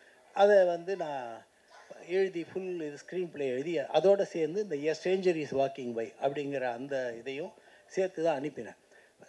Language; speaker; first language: Tamil; native; Tamil